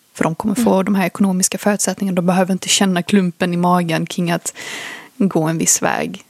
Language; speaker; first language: Swedish; early bilingual, other home language; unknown